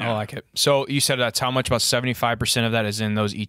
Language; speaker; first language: English; native; English